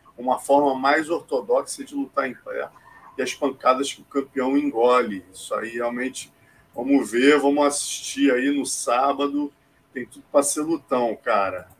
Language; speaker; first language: Portuguese; native; Portuguese